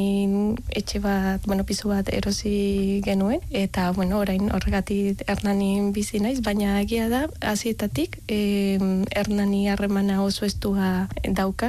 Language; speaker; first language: Basque; non-native, learner; Spanish